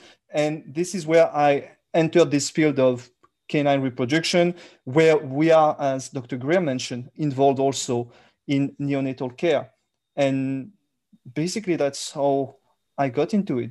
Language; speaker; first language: English; non-native, fluent; French